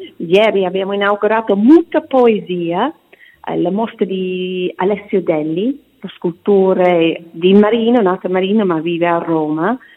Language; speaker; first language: Italian; non-native, fluent; English